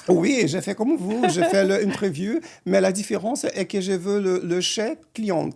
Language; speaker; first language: French; non-native, fluent; Portuguese